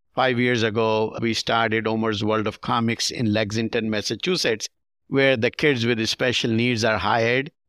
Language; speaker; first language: English; non-native, local second language; Urdu